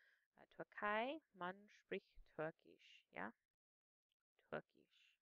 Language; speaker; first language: German; non-native, fluent; English